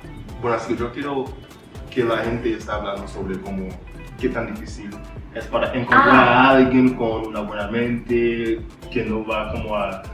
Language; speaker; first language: Spanish; non-native, learner; English